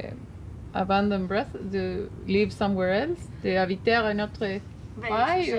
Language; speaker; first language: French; non-native, learner; Spanish